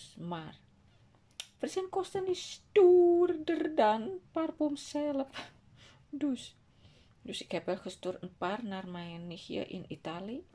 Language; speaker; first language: Dutch; non-native, learner; Indonesian